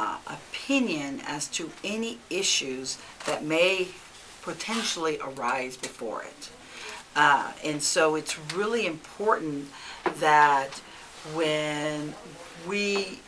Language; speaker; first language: English; early bilingual, other home language; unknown